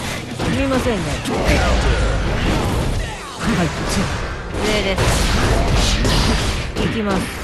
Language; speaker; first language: Japanese; non-native, learner; Chinese